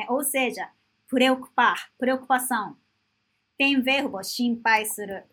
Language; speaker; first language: Portuguese; non-native, fluent; Japanese